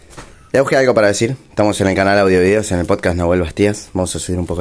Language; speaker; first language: Spanish; native; Spanish